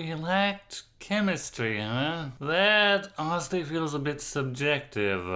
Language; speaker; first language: English; native; English